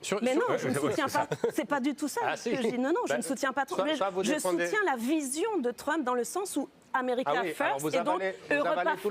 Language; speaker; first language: French; native; French